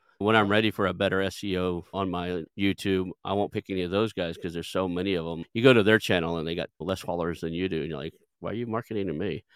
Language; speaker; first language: English; native; English